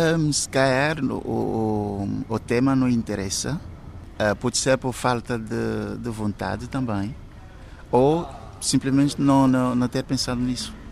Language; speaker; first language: Portuguese; non-native, fluent; Ewe